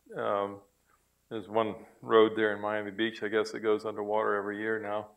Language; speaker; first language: English; native; English